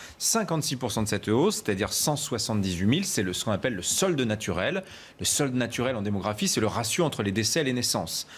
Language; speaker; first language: French; native; French